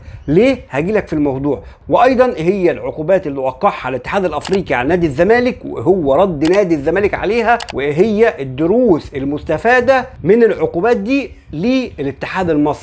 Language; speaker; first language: Arabic; native; Arabic